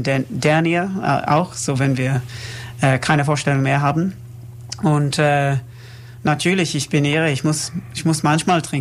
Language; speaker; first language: German; non-native, learner; English